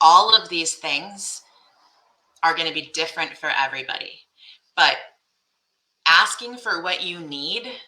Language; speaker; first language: English; native; English